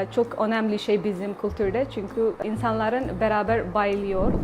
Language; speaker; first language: Turkish; non-native, learner; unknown